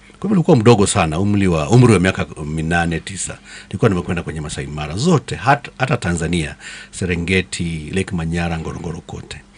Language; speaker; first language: Swahili; non-native, local second language; Kikuyu